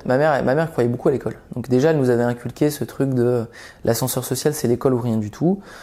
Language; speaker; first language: French; early bilingual, other home language; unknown